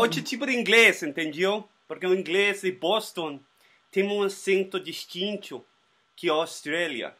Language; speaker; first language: Portuguese; non-native, learner; Spanish